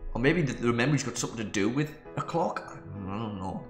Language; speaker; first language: English; native; English